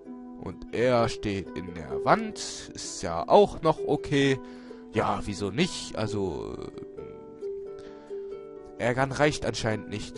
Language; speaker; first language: German; native; German